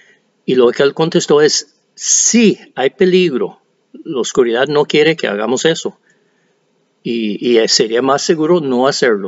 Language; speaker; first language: Spanish; non-native, fluent; English